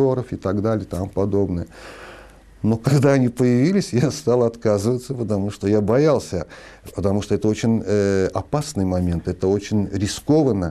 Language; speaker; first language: Russian; non-native, local second language; Azerbaijani